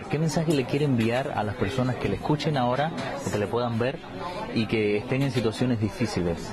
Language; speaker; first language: Spanish; native; Spanish